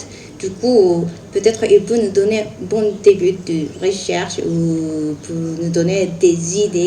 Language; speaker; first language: French; non-native, fluent; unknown